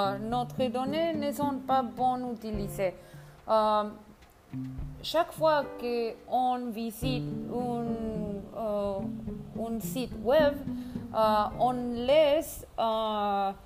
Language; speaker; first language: French; non-native, learner; Spanish